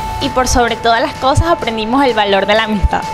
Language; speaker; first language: Spanish; native; Spanish